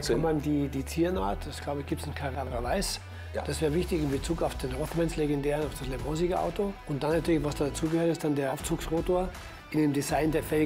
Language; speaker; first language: German; native; German